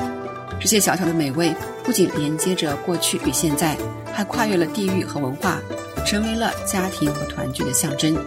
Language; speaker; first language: Chinese; native; Chinese